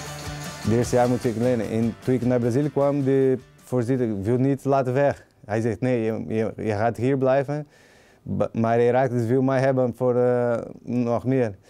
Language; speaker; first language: Dutch; non-native, learner; Portuguese